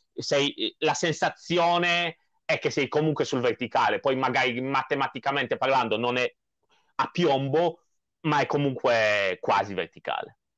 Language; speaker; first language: Italian; non-native, fluent; Polish